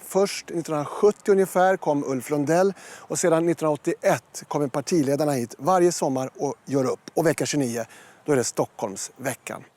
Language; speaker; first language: Swedish; native; Swedish